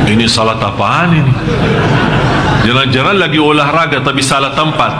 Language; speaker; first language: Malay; non-native, fluent; Arabic